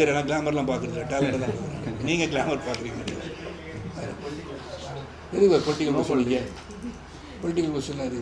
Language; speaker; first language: Tamil; native; Tamil